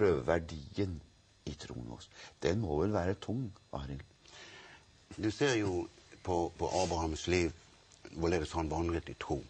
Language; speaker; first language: Norwegian; native; Norwegian